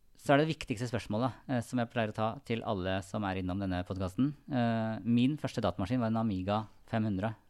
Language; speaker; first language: Norwegian; native; Norwegian